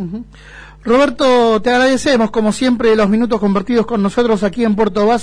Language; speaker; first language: Spanish; native; Spanish